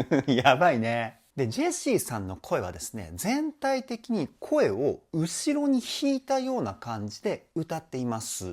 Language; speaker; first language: Japanese; native; Japanese